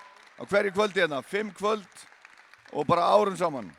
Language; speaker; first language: Icelandic; native; Icelandic